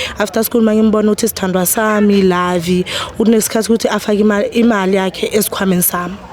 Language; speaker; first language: Zulu; native; Zulu